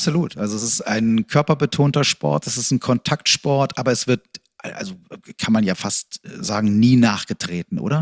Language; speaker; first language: German; native; German